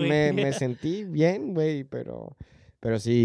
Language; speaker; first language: Spanish; non-native, fluent; English